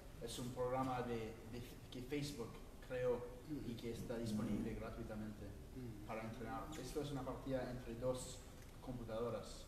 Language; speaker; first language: Spanish; native; Spanish